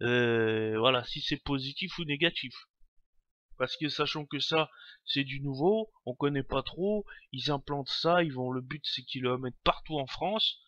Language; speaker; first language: French; native; French